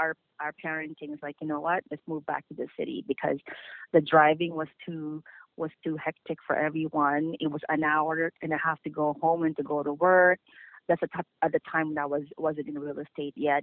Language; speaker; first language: English; non-native, local second language; Filipino